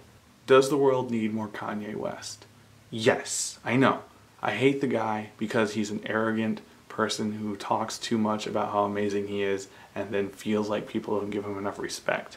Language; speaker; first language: English; native; English